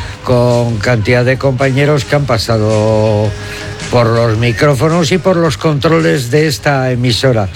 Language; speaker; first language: Spanish; native; Spanish